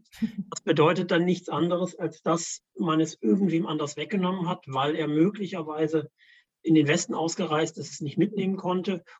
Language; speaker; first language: German; native; German